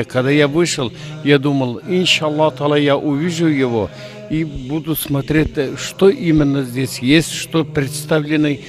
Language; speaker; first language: Russian; non-native, local second language; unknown